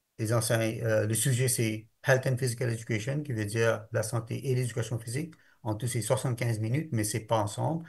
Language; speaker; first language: French; non-native, local second language; Morisyen